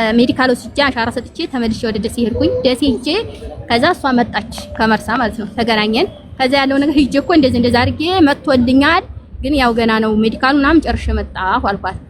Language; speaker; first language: Amharic; native; Amharic